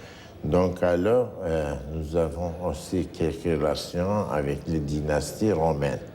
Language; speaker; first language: French; non-native, fluent; Turkish